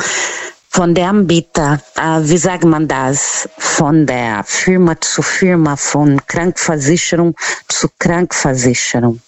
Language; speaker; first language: German; non-native, learner; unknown